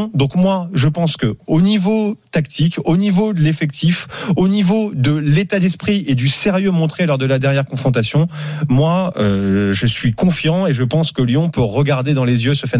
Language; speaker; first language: French; native; French